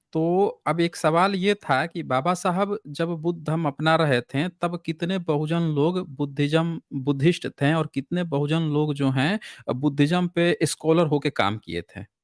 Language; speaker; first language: Hindi; native; Hindi